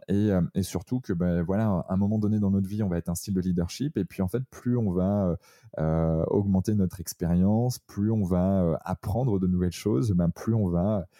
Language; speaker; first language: French; native; French